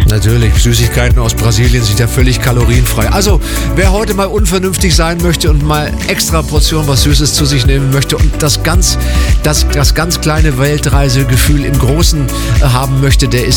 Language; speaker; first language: German; native; German